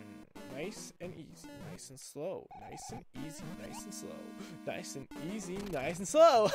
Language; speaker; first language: English; native; English